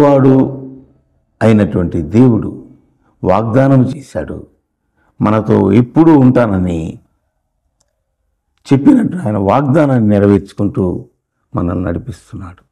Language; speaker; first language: Telugu; native; Telugu